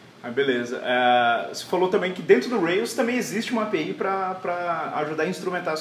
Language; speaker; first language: Portuguese; native; Portuguese